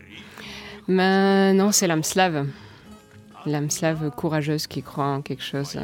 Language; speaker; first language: French; non-native, fluent; Russian